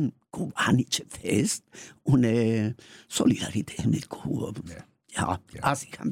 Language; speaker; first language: German; non-native, learner; Spanish